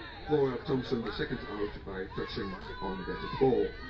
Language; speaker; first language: English; non-native, fluent; Dutch